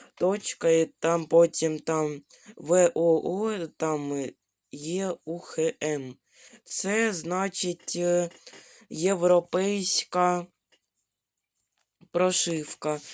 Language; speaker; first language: Ukrainian; non-native, local second language; Russian